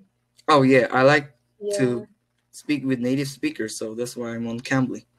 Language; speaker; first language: English; non-native, learner; Korean